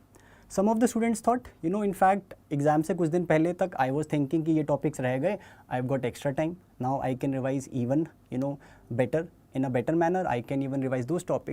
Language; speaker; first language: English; non-native, local second language; Hindi